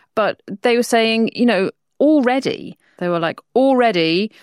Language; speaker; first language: English; native; English